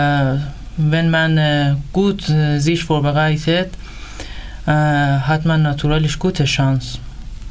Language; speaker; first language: German; non-native, learner; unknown